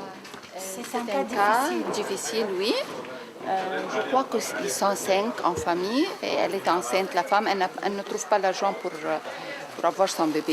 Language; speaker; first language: French; non-native, learner; Arabic